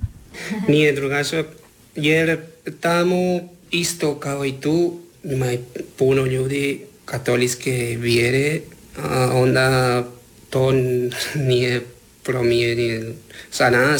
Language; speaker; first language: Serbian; non-native, learner; Spanish